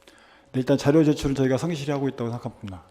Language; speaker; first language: Korean; native; Korean